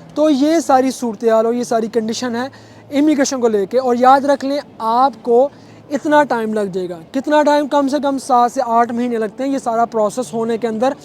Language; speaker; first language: Urdu; non-native, local second language; Punjabi